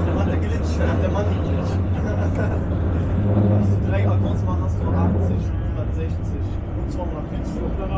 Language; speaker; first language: German; non-native, learner; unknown